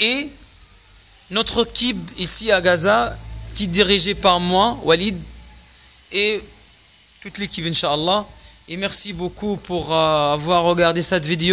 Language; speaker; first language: French; non-native, fluent; Arabic